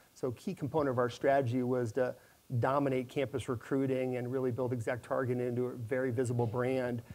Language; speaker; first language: English; native; English